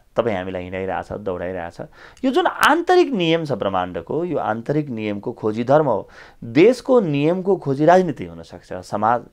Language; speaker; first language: Nepali; native; Nepali